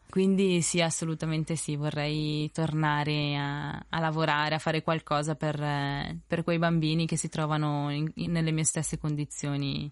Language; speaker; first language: Italian; early bilingual, other home language; Spanish